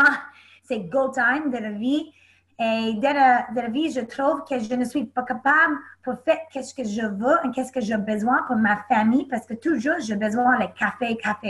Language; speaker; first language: French; non-native, learner; English